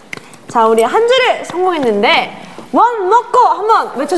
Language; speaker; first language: Korean; native; Korean